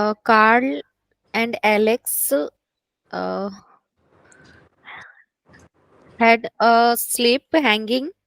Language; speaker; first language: English; non-native, local second language; Hindi